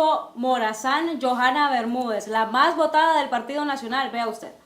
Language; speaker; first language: Spanish; native; Spanish